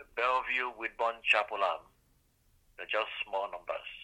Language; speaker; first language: English; non-native, local second language; Igbo